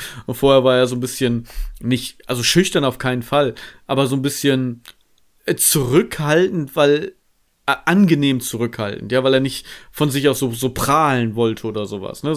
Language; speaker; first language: German; native; German